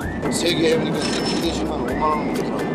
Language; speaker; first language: Korean; native; Korean